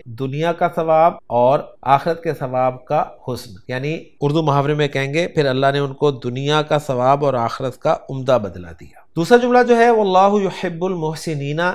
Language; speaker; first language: Urdu; native; Urdu